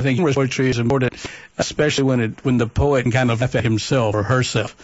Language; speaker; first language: English; native; English